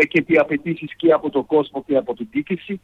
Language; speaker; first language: Greek; non-native, fluent; Serbian